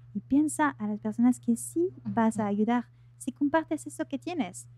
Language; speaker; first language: Spanish; non-native, fluent; French